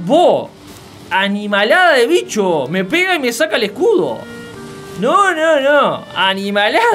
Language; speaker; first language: Spanish; native; Spanish